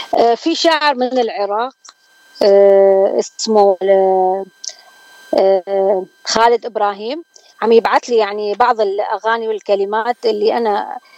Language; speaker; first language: Arabic; native; Arabic